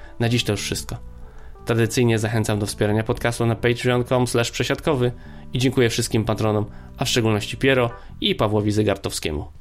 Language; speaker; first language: Polish; native; Polish